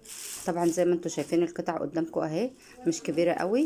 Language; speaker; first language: Arabic; native; Arabic